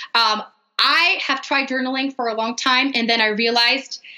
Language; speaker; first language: English; non-native, fluent; Portuguese